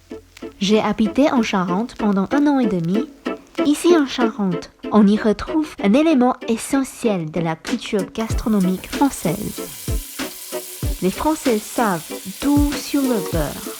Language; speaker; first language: French; non-native, fluent; Chinese